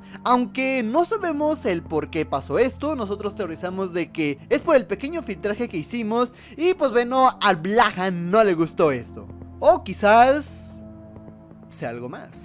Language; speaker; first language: Spanish; native; Spanish